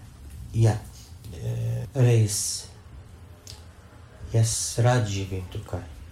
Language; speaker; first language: Slovenian; non-native, learner; Arabic